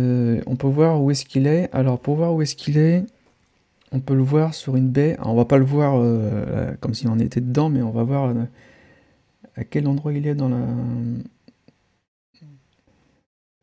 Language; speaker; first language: French; native; French